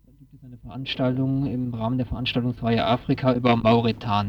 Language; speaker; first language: German; native; German